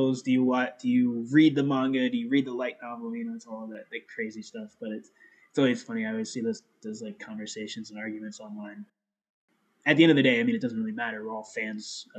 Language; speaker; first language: English; native; English